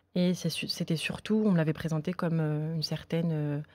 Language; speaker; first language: French; native; French